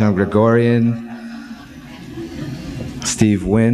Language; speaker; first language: English; native; English